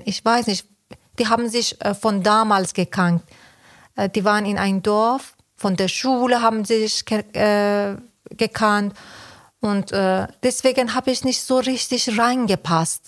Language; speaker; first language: German; non-native, fluent; Persian